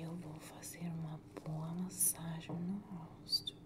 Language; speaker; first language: Portuguese; non-native, fluent; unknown